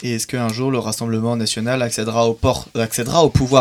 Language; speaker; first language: French; native; French